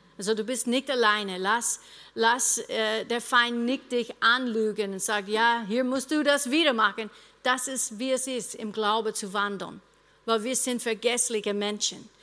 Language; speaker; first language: German; non-native, fluent; English